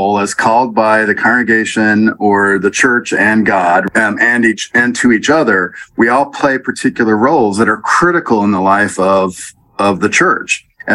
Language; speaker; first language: English; native; English